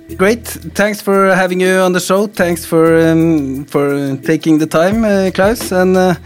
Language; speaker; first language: English; non-native, fluent; Norwegian